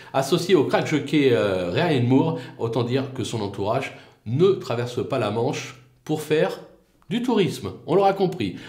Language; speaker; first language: French; native; French